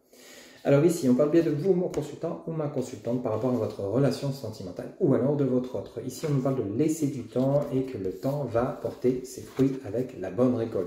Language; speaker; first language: French; native; French